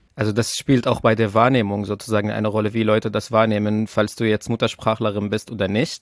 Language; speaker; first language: German; non-native, fluent; Persian